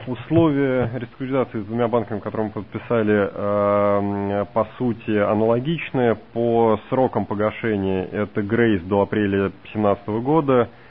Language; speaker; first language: Russian; native; Russian